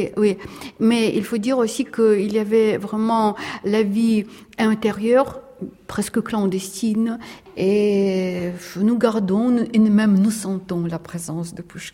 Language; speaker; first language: French; non-native, fluent; Russian